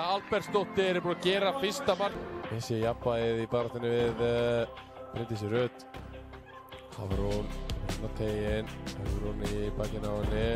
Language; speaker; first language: Icelandic; native; Icelandic